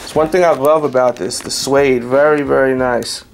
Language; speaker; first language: English; native; English